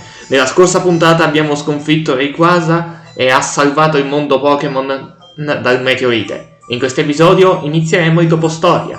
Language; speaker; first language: Italian; native; Italian